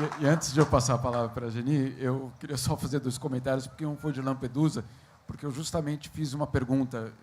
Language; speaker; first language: Portuguese; native; Portuguese